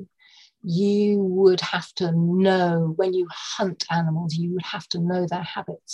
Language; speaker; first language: English; native; English